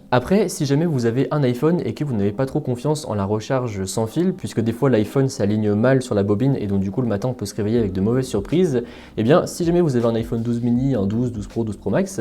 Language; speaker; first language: French; native; French